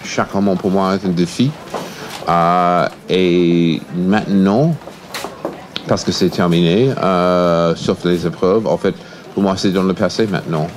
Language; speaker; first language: French; non-native, fluent; English